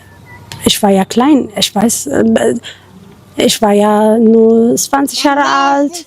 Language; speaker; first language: German; non-native, learner; Tigrinya